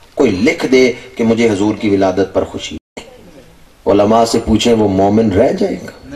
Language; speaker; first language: Urdu; non-native, local second language; Punjabi